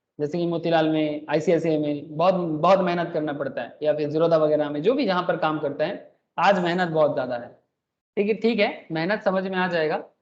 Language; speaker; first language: Hindi; non-native, local second language; Bangla